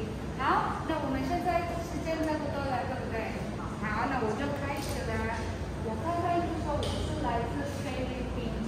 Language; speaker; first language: Chinese; non-native, fluent; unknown